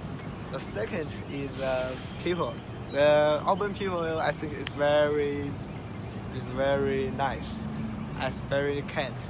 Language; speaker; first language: English; non-native, learner; Chinese